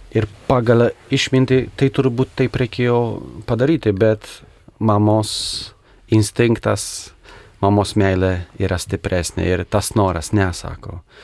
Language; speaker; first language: Lithuanian; non-native, local second language; Polish